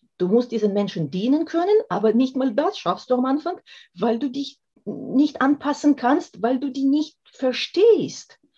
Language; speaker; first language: German; non-native, fluent; Russian